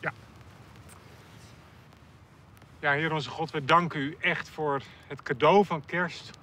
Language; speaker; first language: Dutch; native; Dutch